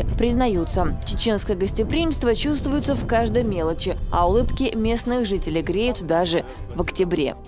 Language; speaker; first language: Russian; native; Russian